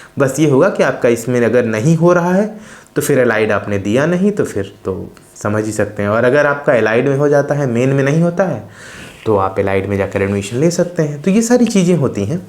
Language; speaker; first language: Hindi; native; Hindi